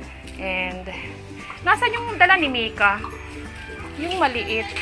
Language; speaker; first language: Filipino; native; Filipino